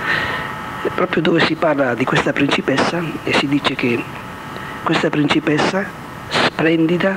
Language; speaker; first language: Italian; native; Italian